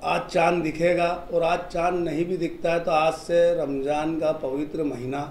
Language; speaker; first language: Hindi; native; Hindi